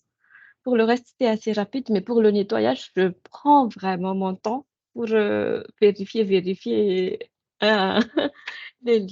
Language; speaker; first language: French; non-native, local second language; Malagasy